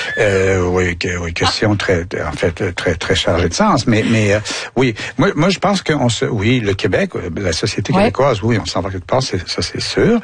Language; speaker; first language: French; native; French